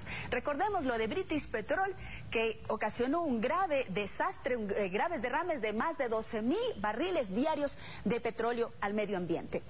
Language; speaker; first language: Spanish; native; Spanish